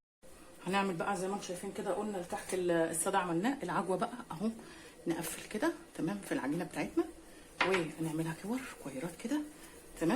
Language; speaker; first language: Arabic; native; Arabic